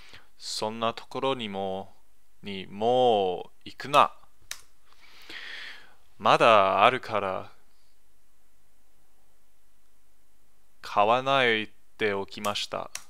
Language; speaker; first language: Japanese; non-native, learner; English